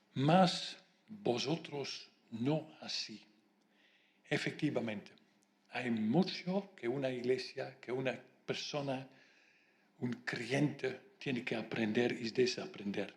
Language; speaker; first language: Spanish; non-native, fluent; Dutch